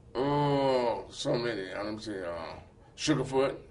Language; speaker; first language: English; native; English